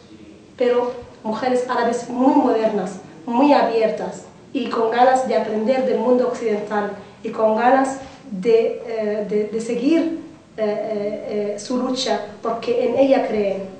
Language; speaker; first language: Spanish; non-native, fluent; Arabic